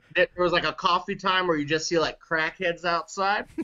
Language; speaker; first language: English; native; English